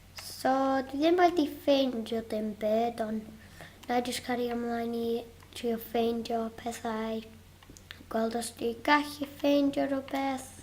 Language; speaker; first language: Welsh; non-native, local second language; English